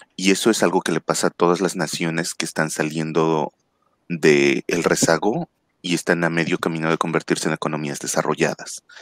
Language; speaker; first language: Spanish; native; Spanish